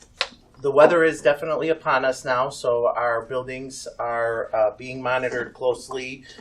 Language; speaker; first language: English; native; English